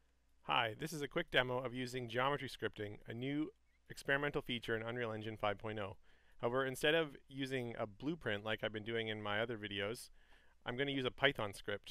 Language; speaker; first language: English; native; English